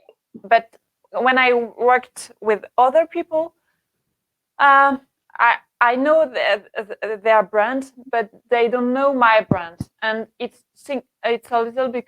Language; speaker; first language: English; non-native, learner; French